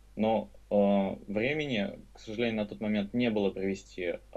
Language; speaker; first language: Russian; native; Russian